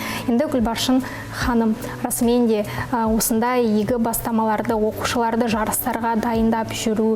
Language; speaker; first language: Kazakh; native; Kazakh